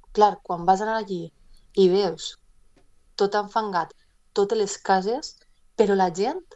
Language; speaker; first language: Catalan; non-native, local second language; Spanish